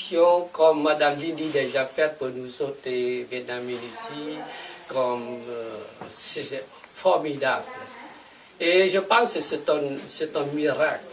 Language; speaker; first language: French; non-native, fluent; Vietnamese